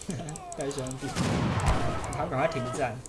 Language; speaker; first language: Chinese; native; Chinese